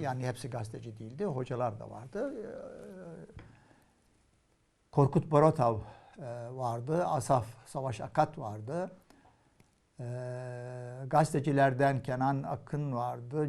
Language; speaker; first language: Turkish; non-native, fluent; Arabic